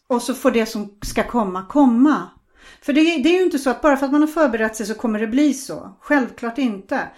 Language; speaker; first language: Swedish; non-native, fluent; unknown